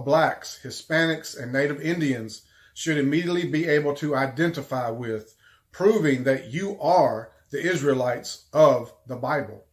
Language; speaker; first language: English; native; English